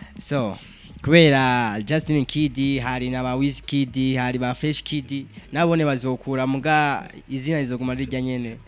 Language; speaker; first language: Rundi; native; Rundi